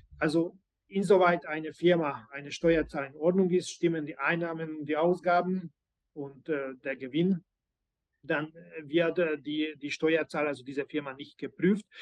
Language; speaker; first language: German; non-native, fluent; Hungarian